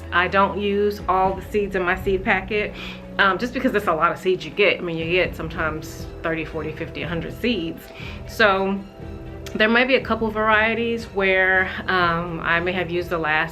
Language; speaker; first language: English; native; English